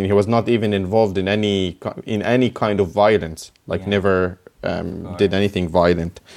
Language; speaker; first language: English; non-native, fluent; Arabic